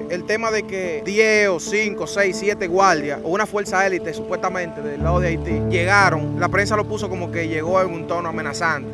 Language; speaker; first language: Spanish; native; Spanish